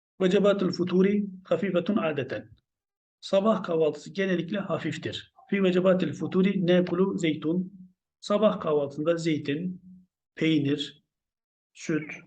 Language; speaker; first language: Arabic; non-native, fluent; Turkish